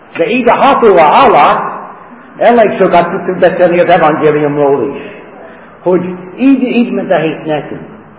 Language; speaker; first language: Hungarian; non-native, fluent; English